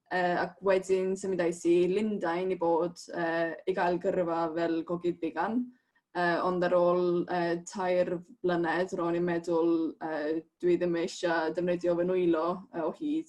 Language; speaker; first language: Welsh; non-native, fluent; Estonian